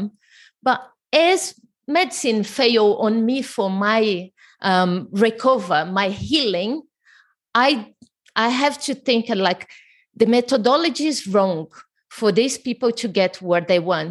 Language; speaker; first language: English; non-native, fluent; Portuguese